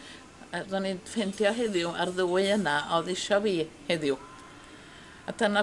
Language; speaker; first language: Welsh; native; Welsh